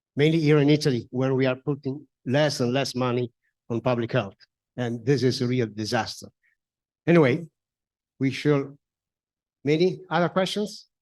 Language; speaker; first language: English; non-native, fluent; Italian